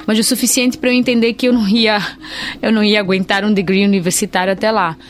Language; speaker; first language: Portuguese; native; Portuguese